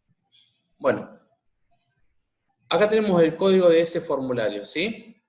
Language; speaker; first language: Spanish; native; Spanish